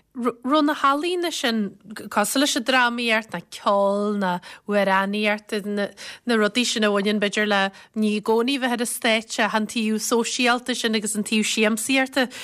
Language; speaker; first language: Irish; native; Irish